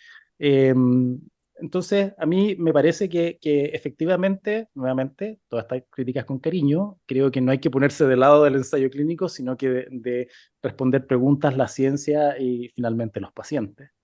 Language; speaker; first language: Spanish; native; Spanish